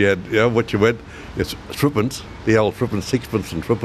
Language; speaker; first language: English; native; English